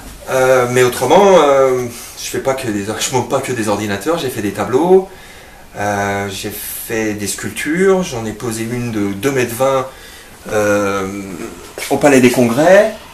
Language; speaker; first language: French; native; French